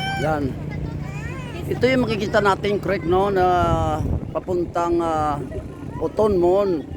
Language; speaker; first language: Filipino; non-native, local second language; Hiligaynon